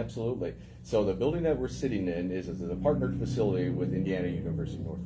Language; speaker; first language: English; native; English